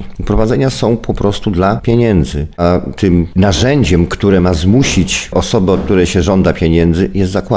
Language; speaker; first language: Polish; native; Polish